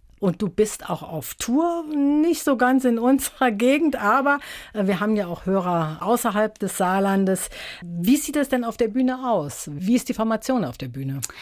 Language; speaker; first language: German; native; German